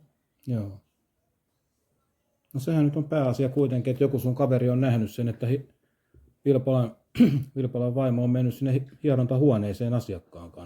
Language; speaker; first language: Finnish; native; Finnish